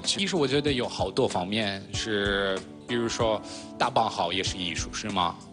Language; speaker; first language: Chinese; non-native, fluent; Russian